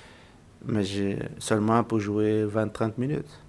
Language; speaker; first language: French; non-native, learner; Portuguese